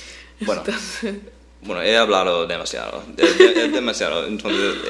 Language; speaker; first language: Spanish; non-native, fluent; English